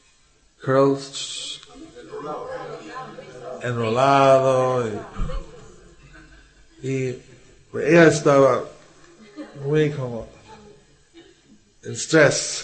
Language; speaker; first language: Spanish; non-native, learner; English